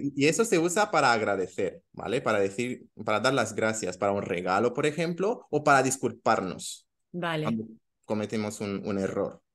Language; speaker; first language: Spanish; non-native, fluent; Romanian